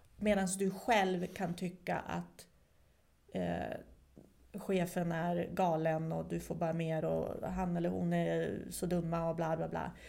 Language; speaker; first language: Swedish; non-native, fluent; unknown